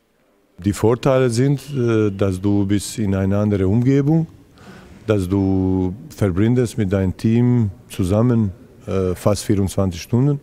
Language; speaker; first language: German; non-native, fluent; Serbian